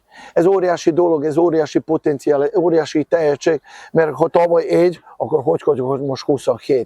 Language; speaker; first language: Hungarian; non-native, fluent; Serbian